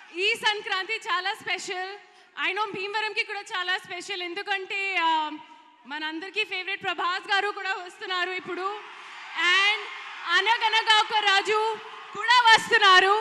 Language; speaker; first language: Telugu; non-native, learner; Hindi